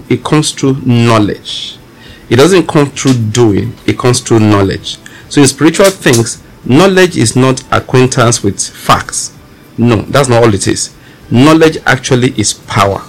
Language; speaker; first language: English; non-native, local second language; Yoruba